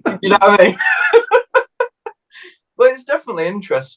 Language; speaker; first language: English; native; English